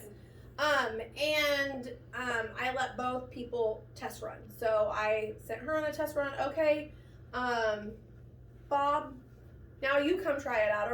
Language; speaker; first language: English; native; English